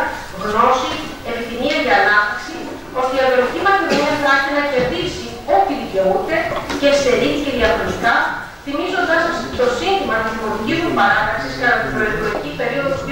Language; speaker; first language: Greek; native; Greek